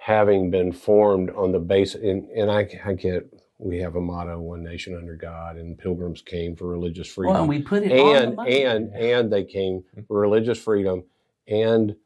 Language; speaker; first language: English; native; English